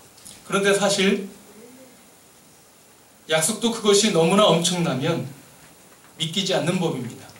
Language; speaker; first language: Korean; native; Korean